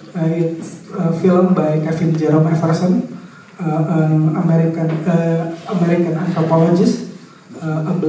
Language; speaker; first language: English; non-native, fluent; Indonesian